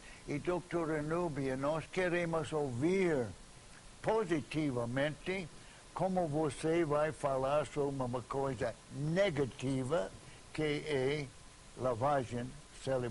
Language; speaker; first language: Portuguese; non-native, fluent; English